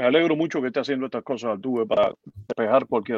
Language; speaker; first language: Spanish; native; Spanish